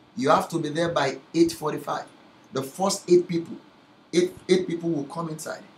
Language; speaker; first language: English; non-native, local second language; Yoruba